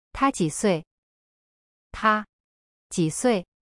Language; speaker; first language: Chinese; non-native, learner; Korean